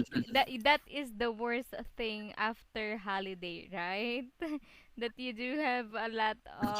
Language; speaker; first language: English; non-native, local second language; Filipino